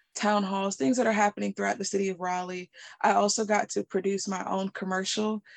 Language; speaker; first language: English; native; English